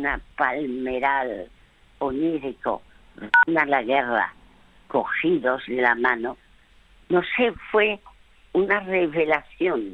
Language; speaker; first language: Spanish; early bilingual, other home language; French